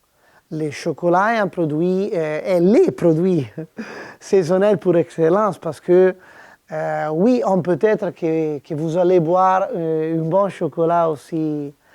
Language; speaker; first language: French; non-native, fluent; Italian